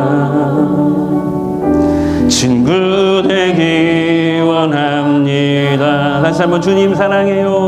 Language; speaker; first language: Korean; native; Korean